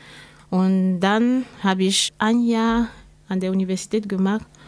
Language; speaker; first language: German; non-native, learner; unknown